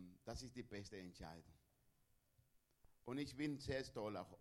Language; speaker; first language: German; non-native, learner; Spanish